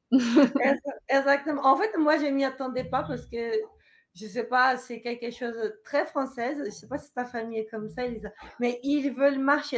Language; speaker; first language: French; non-native, fluent; Portuguese